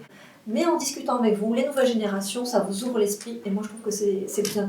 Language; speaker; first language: French; native; French